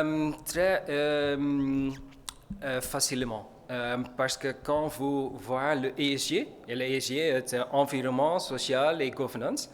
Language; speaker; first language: French; non-native, learner; Dutch